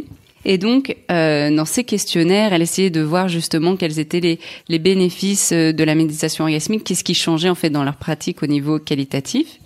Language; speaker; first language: French; native; French